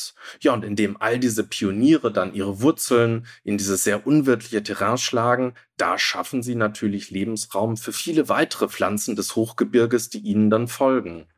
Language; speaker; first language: German; native; German